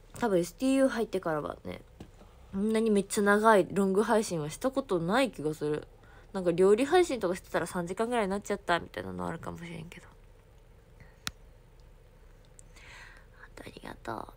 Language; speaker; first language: Japanese; native; Japanese